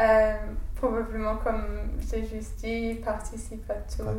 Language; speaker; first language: French; non-native, fluent; English